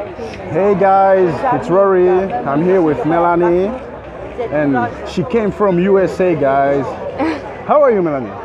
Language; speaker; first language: English; non-native, learner; French